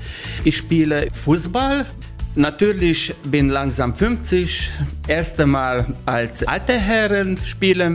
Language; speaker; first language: German; non-native, learner; Hungarian